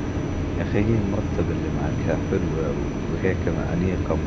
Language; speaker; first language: Arabic; native; Arabic